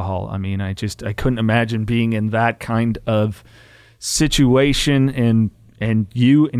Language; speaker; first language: English; native; English